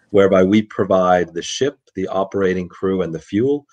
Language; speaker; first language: English; native; English